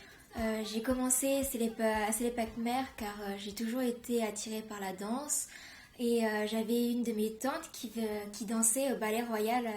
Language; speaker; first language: French; early bilingual, other home language; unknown